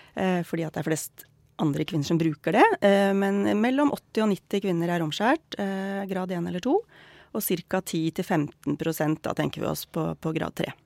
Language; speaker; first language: Norwegian; native; Norwegian